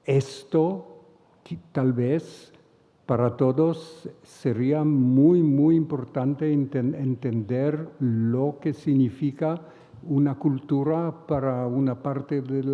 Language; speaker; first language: Spanish; non-native, fluent; Hebrew